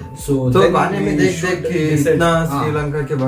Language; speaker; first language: Hindi; non-native, local second language; Kannada